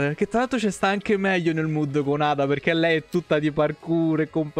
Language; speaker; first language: Italian; native; Italian